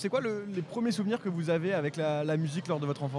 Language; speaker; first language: French; native; French